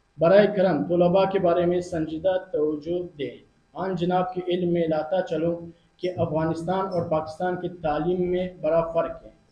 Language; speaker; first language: Urdu; non-native, fluent; Pashto